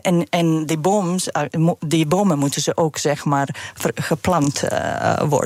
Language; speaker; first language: Dutch; non-native, fluent; Serbian